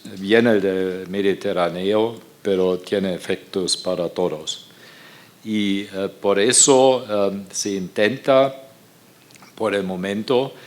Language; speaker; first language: Spanish; non-native, fluent; German